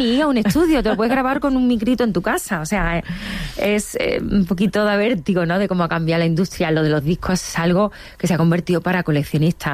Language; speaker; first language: Spanish; native; Spanish